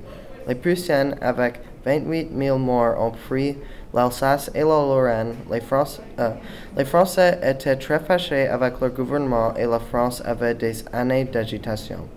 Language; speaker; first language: French; non-native, learner; English